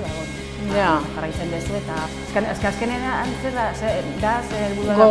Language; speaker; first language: Basque; non-native, local second language; Spanish